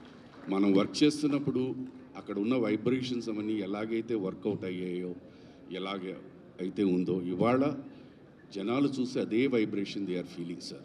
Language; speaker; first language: Telugu; native; Telugu